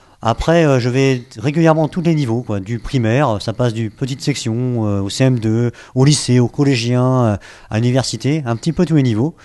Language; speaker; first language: French; native; French